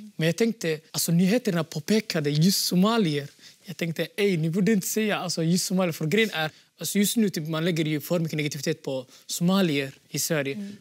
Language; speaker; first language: Swedish; early bilingual, other home language; Somali